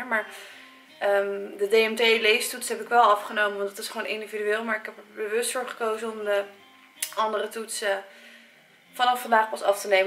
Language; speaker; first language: Dutch; native; Dutch